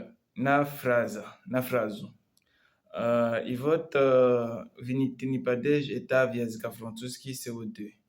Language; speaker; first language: Russian; non-native, learner; Comorian